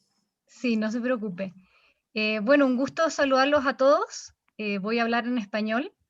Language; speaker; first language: Spanish; native; Spanish